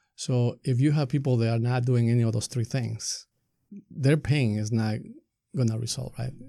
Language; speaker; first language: English; non-native, fluent; Spanish